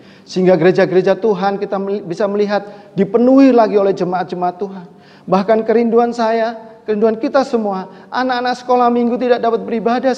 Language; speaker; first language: Indonesian; native; Indonesian